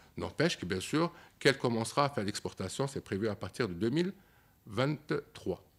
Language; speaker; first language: French; non-native, local second language; Arabic